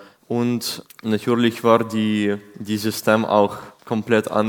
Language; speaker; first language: German; non-native, learner; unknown